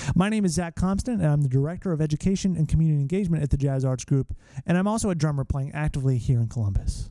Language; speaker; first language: English; native; English